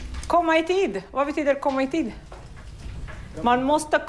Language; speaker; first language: Swedish; non-native, fluent; Arabic